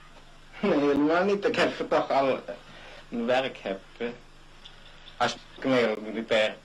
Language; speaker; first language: Dutch; non-native, local second language; Malay